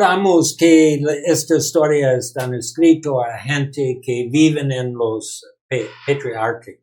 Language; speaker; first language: Spanish; non-native, learner; English